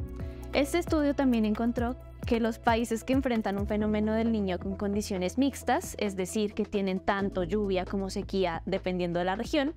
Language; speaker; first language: Spanish; native; Spanish